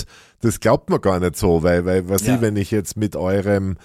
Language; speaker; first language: German; native; German